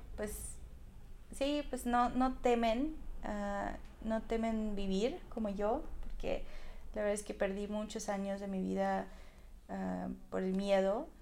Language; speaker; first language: Spanish; non-native, fluent; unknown